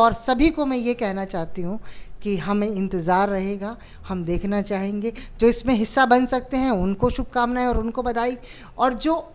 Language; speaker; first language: Hindi; native; Hindi